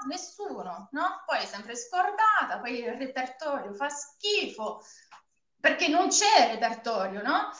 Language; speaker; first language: Italian; non-native, fluent; French